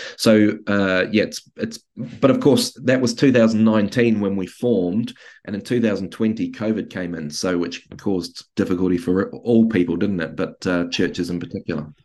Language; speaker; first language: English; native; English